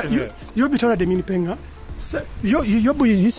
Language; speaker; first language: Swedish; non-native, learner; Ganda